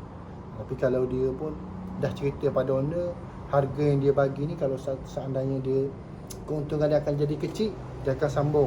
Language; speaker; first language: Malay; native; Malay